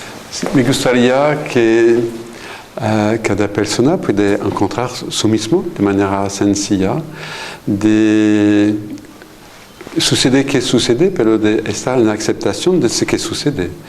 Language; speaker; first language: Spanish; non-native, fluent; French